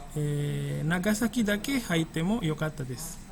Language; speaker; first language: Japanese; non-native, fluent; Indonesian